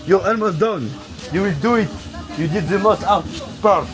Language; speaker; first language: English; non-native, learner; French